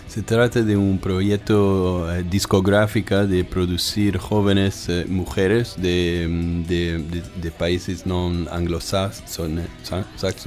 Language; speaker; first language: Spanish; non-native, fluent; English